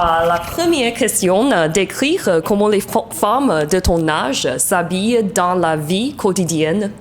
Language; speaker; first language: French; non-native, learner; Chinese